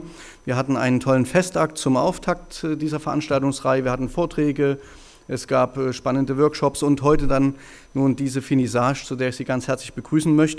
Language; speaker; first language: German; native; German